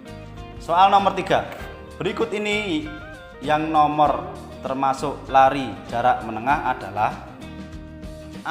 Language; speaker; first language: Indonesian; native; Indonesian